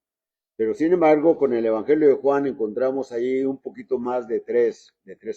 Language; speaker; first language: Spanish; native; Spanish